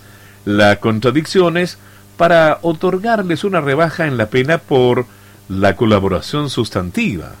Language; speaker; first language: Spanish; native; Spanish